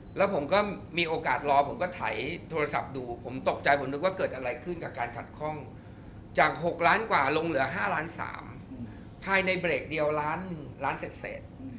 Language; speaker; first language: Thai; native; Thai